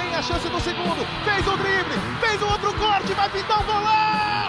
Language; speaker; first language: Portuguese; native; Portuguese